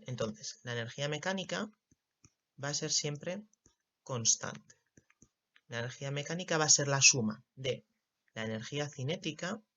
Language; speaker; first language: Spanish; native; Spanish